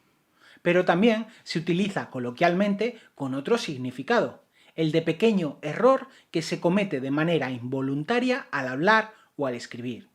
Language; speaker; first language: Spanish; native; Spanish